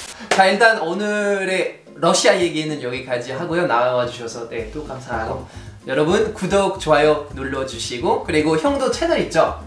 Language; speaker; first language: Korean; non-native, fluent; French